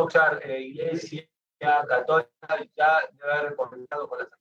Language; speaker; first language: Spanish; native; Spanish